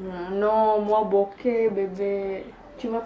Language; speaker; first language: French; non-native, learner; Indonesian